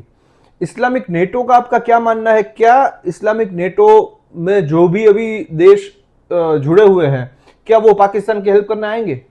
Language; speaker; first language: Hindi; non-native, local second language; Gujarati